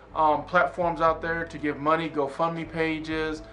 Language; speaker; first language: English; native; English